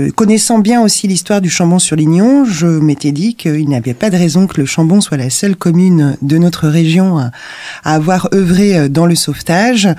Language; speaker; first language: French; native; French